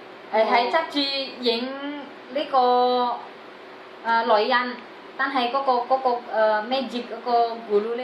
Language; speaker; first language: Cantonese; non-native, learner; Indonesian